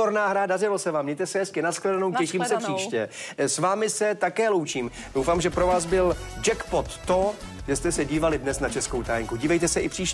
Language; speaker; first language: Czech; native; Czech